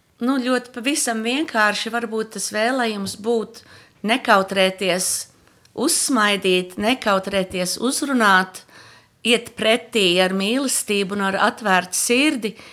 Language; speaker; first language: Latvian; early bilingual, heritage; Latvian